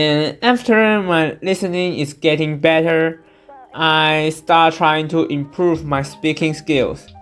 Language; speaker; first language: English; non-native, fluent; Chinese